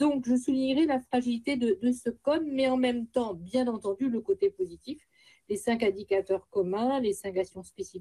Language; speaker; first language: French; native; French